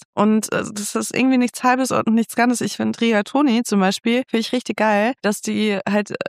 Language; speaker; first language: German; native; German